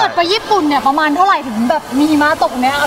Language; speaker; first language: Thai; native; Thai